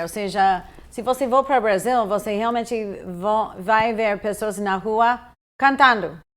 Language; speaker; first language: Portuguese; non-native, fluent; English